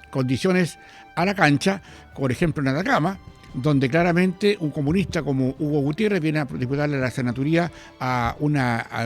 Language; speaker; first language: Spanish; native; Spanish